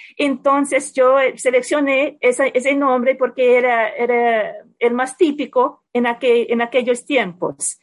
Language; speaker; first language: Spanish; non-native, fluent; English